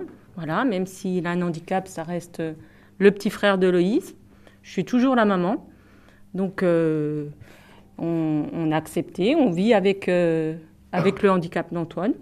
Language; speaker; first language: French; native; French